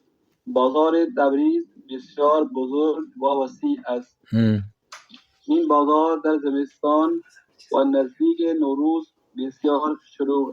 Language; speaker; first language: Persian; non-native, learner; Urdu